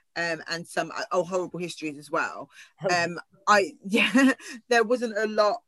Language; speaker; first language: English; native; English